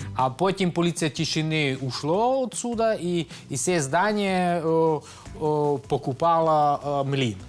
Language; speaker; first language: Ukrainian; non-native, local second language; Hungarian